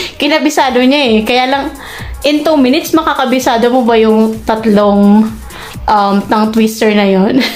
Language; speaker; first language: Filipino; non-native, local second language; Cebuano